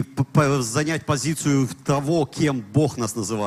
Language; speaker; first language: Russian; native; Russian